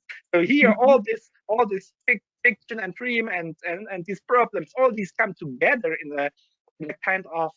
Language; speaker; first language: English; non-native, fluent; German